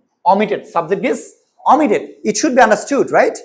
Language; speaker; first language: English; non-native, local second language; Bangla